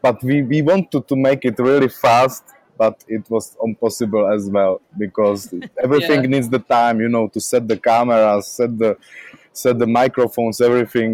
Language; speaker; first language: English; non-native, learner; Czech